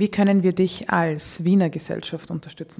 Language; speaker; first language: German; early bilingual, other home language; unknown